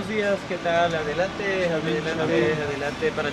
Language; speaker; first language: Spanish; native; Spanish